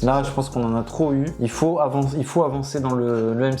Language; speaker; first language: French; native; French